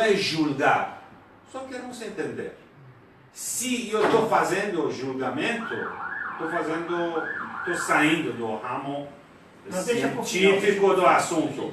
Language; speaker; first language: Portuguese; non-native, learner; Persian